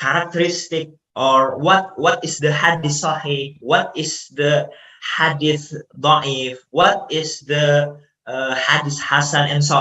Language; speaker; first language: English; non-native, fluent; Indonesian